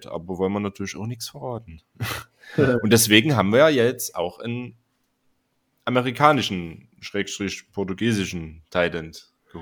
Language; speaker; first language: German; native; German